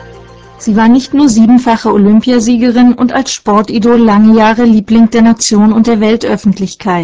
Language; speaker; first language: German; native; German